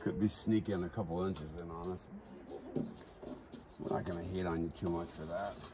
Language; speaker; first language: English; native; English